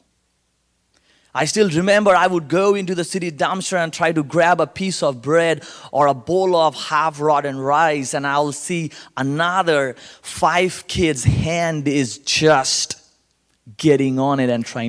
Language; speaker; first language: English; non-native, local second language; Bangla